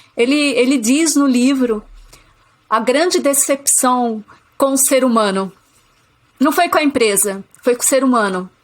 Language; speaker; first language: Portuguese; native; Portuguese